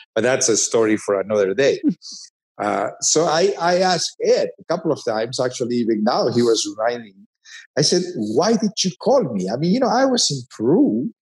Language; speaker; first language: English; non-native, fluent; Spanish